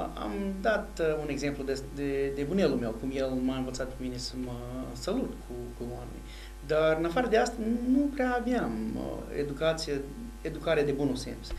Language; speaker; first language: Romanian; non-native, fluent; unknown